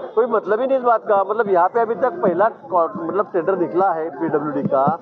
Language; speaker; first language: Hindi; non-native, local second language; Marathi